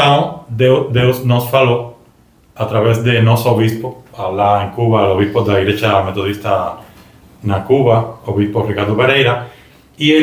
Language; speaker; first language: Portuguese; non-native, learner; Spanish